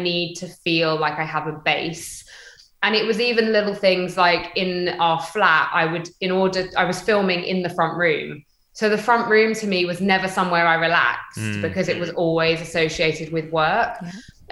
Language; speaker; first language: English; native; English